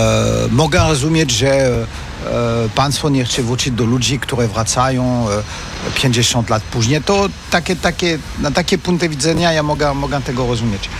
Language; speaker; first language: Polish; non-native, fluent; French